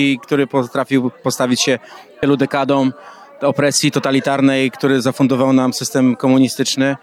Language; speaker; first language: Polish; native; Polish